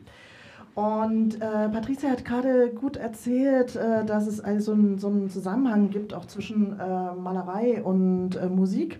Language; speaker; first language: German; native; German